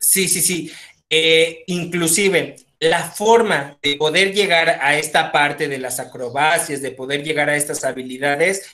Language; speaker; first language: Spanish; native; Spanish